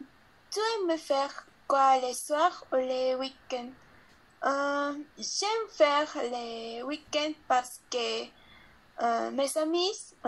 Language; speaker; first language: French; non-native, learner; Spanish